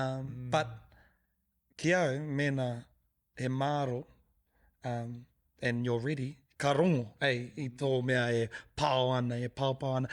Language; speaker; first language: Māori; non-native, local second language; English